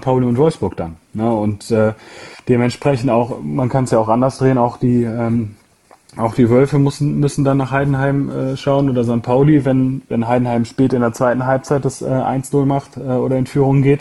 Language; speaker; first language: German; native; German